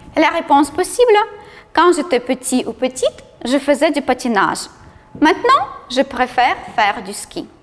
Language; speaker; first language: French; non-native, fluent; Ukrainian